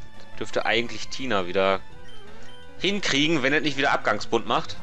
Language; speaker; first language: German; native; German